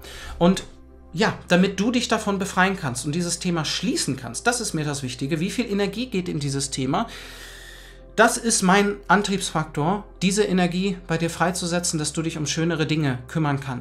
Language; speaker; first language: German; native; German